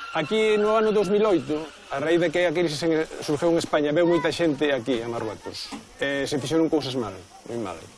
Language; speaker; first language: Galician; native; Galician